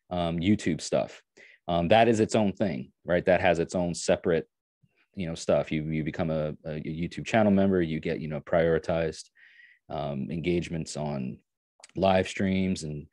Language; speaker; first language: English; native; English